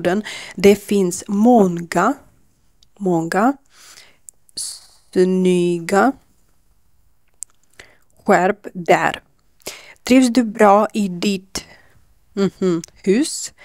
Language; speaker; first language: Swedish; non-native, learner; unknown